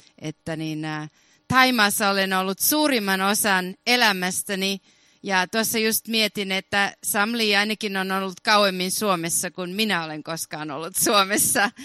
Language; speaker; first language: Finnish; early bilingual, heritage; Finnish